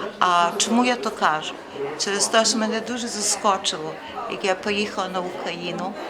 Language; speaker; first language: Ukrainian; early bilingual, heritage; Ukrainian